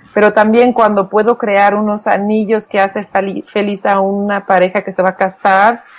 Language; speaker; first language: Spanish; non-native, fluent; Dutch